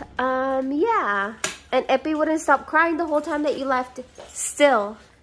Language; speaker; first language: English; early bilingual, other home language; Spanish